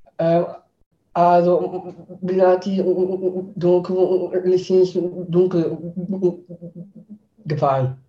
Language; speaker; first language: German; native; German